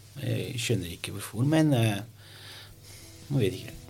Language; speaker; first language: Norwegian; non-native, learner; Italian